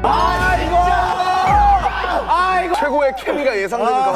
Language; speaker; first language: Korean; native; Korean